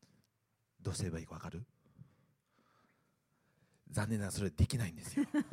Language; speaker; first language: Japanese; non-native, learner; English